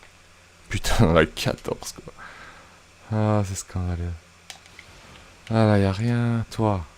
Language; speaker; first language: French; native; French